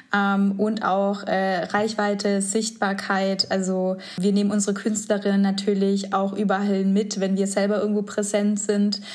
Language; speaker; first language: German; native; German